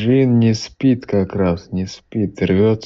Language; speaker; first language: Russian; non-native, learner; Bulgarian